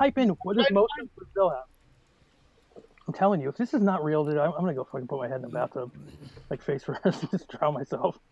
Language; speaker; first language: English; native; English